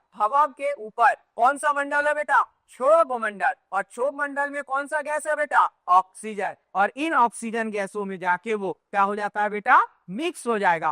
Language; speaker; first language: Hindi; native; Hindi